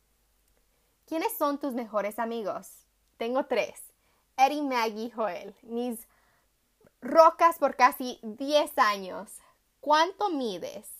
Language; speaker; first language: Spanish; early bilingual, heritage; Spanish